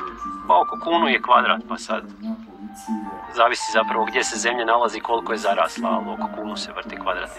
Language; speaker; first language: Croatian; native; Croatian